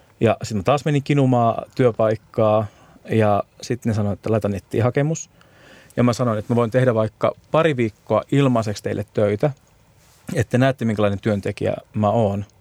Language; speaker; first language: Finnish; native; Finnish